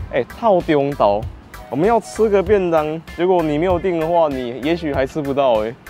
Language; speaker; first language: Chinese; native; Chinese